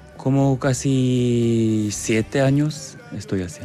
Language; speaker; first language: Spanish; non-native, learner; Korean